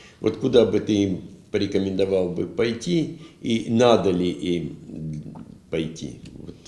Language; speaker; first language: Russian; native; Russian